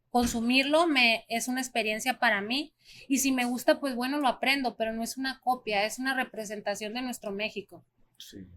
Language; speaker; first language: Spanish; native; Spanish